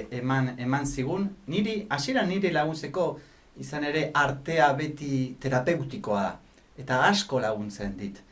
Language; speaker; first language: Basque; non-native, fluent; Spanish